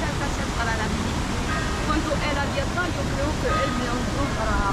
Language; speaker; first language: Spanish; non-native, learner; French